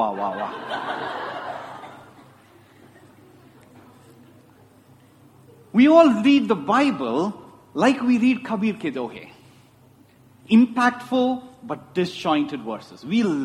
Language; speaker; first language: English; non-native, local second language; Tamil